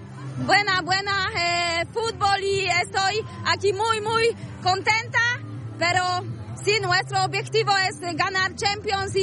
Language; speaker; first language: Spanish; non-native, learner; Polish